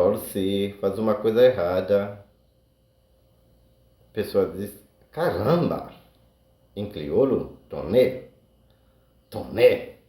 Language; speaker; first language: Portuguese; non-native, learner; Haitian Creole